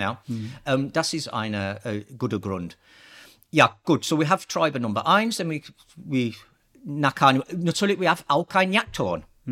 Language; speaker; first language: German; non-native, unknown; English